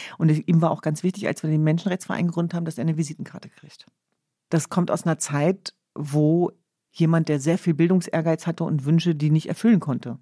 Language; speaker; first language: German; early bilingual, other home language; Kurdish